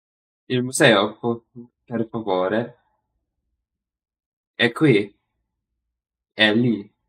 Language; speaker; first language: Italian; non-native, learner; English